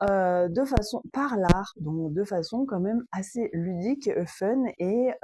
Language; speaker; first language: French; native; French